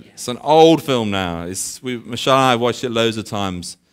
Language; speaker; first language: English; native; English